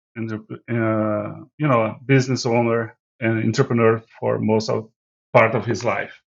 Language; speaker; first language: English; non-native, fluent; Portuguese